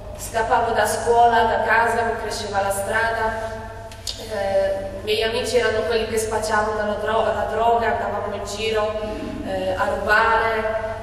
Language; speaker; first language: Italian; non-native, fluent; Polish